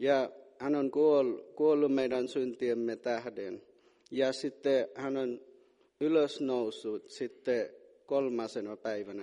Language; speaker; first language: Finnish; non-native, fluent; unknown